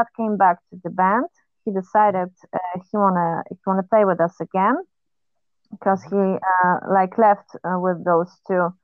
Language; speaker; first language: English; non-native, fluent; Polish